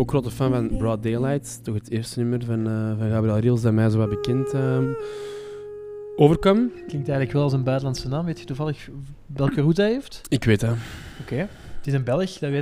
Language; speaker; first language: Dutch; native; Dutch